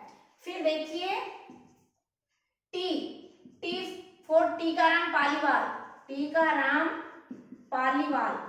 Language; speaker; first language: Hindi; native; Hindi